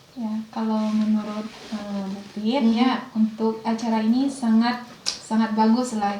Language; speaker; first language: Indonesian; native; Indonesian